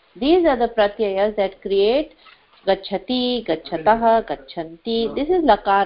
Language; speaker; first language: English; non-native, local second language; Hindi